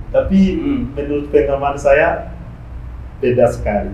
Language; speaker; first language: Indonesian; non-native, fluent; Rundi